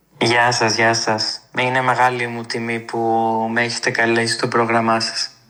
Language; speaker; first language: Greek; native; Greek